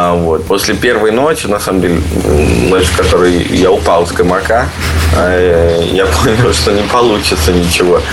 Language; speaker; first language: Russian; native; Russian